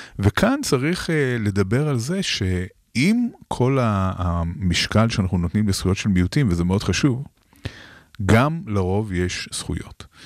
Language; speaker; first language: Hebrew; native; Hebrew